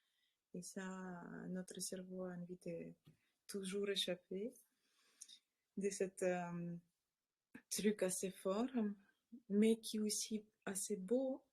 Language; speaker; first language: French; non-native, learner; Russian